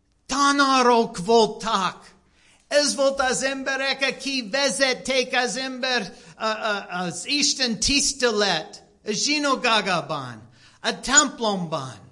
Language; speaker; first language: Hungarian; non-native, learner; English